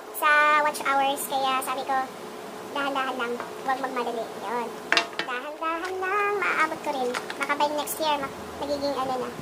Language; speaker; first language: Filipino; non-native, local second language; Cebuano